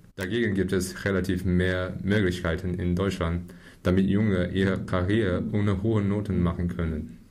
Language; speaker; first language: German; non-native, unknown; Cantonese